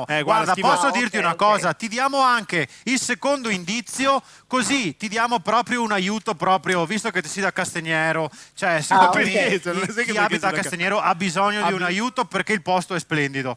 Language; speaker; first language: Italian; native; Italian